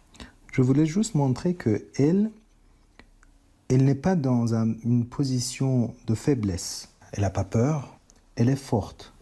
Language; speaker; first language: French; non-native, fluent; Persian